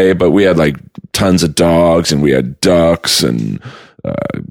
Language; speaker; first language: English; native; English